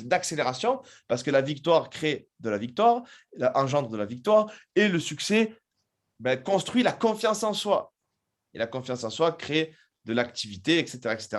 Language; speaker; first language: French; native; French